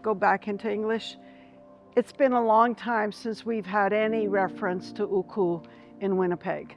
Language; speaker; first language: English; early bilingual, other home language; Ukrainian